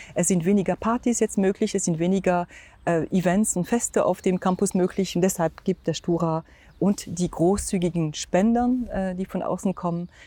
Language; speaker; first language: German; non-native, fluent; French